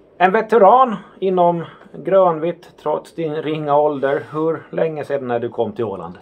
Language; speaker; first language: Swedish; native; Swedish